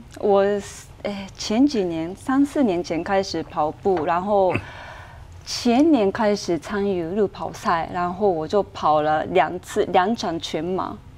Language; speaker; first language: Chinese; non-native, fluent; Japanese